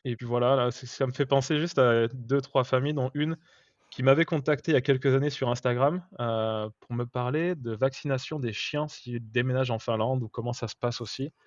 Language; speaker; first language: French; native; French